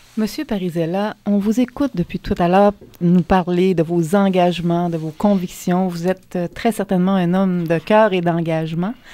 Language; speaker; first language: French; native; French